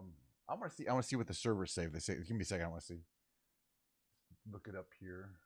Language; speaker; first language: English; native; English